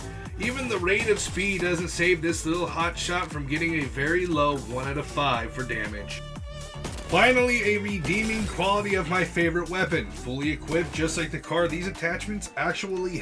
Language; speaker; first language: English; native; English